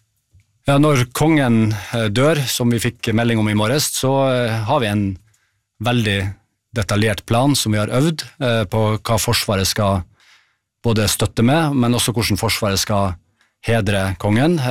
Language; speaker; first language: Norwegian; native; Norwegian